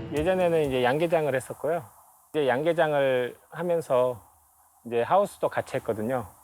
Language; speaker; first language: Korean; native; Korean